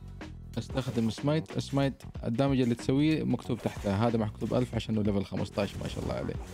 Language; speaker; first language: Arabic; native; Arabic